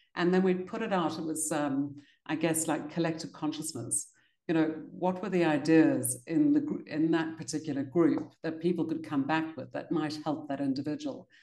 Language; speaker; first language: English; native; English